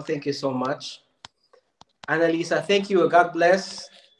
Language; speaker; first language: English; non-native, local second language; Filipino